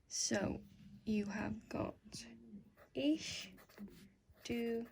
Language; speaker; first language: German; non-native, fluent; English